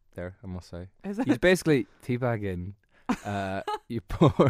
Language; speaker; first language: English; native; English